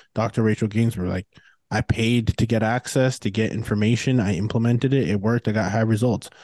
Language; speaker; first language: English; native; English